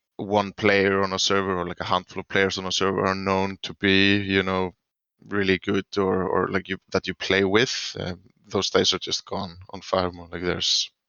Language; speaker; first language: English; non-native, fluent; Swedish